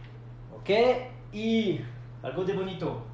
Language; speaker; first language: Spanish; non-native, fluent; French